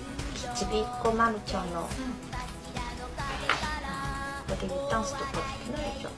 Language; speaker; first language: Japanese; non-native, learner; Chinese